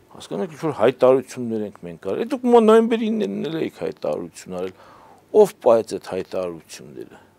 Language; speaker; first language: Armenian; native; Armenian